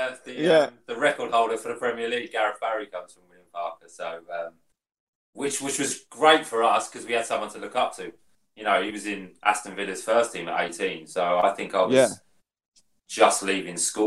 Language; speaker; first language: English; native; English